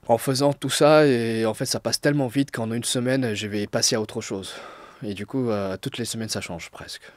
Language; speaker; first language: French; non-native, fluent; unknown